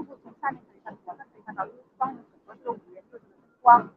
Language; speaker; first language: Chinese; native; Chinese